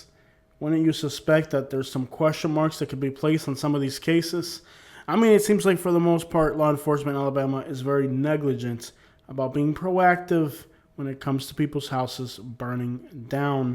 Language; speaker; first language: English; native; English